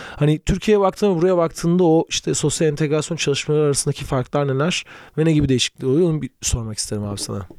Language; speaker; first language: Turkish; native; Turkish